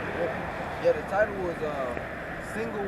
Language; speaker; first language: English; native; English